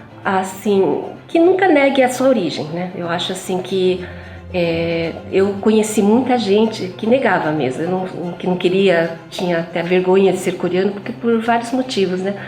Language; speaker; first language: Portuguese; early bilingual, other home language; Korean